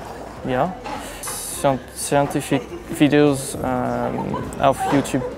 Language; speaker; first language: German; non-native, learner; French